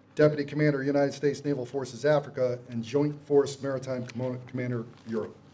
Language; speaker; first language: English; native; English